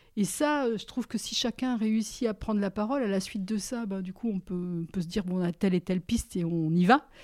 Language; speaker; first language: French; native; French